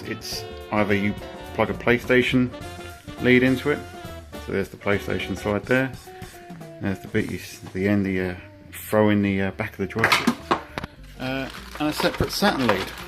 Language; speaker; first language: English; native; English